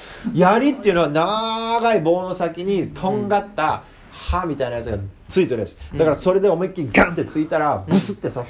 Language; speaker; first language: Japanese; native; Japanese